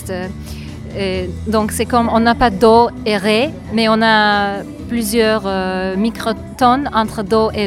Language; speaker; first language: French; non-native, fluent; Turkish